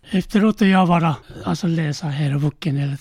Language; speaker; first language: Swedish; non-native, learner; Korean